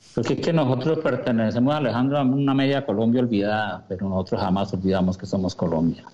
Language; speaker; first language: Spanish; native; Spanish